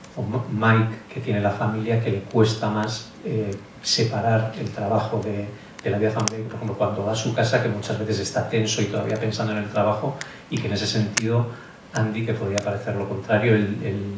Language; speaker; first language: Spanish; native; Spanish